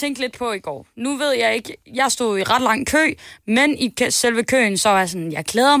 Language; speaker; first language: Danish; native; Danish